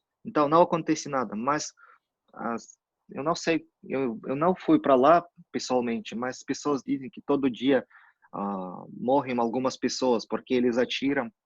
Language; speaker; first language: Portuguese; non-native, fluent; Russian